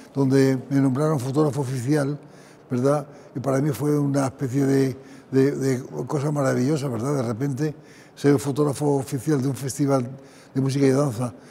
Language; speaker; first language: Spanish; native; Spanish